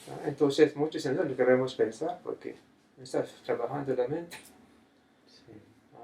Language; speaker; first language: Spanish; non-native, fluent; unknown